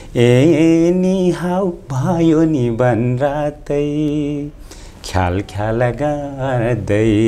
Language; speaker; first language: Nepali; non-native, local second language; Limbu